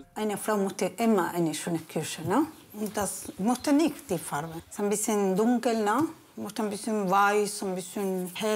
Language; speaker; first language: German; non-native, learner; Spanish